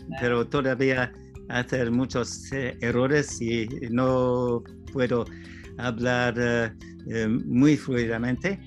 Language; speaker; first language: Spanish; non-native, learner; English